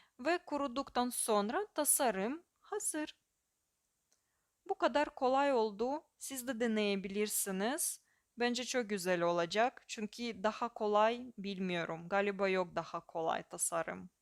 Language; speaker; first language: Turkish; non-native, fluent; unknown